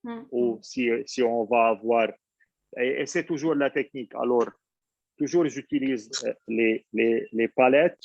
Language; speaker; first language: French; non-native, fluent; Arabic